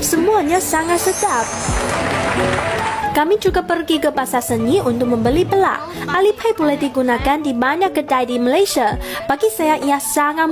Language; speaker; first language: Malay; non-native, fluent; Chinese